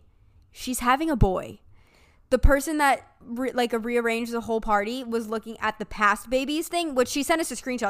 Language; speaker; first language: English; native; English